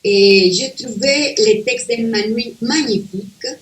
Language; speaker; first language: French; non-native, fluent; Spanish